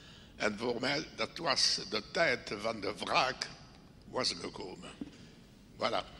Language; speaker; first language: Dutch; non-native, local second language; French